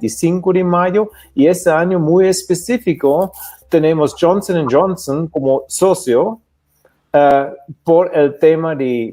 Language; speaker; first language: Spanish; non-native, fluent; German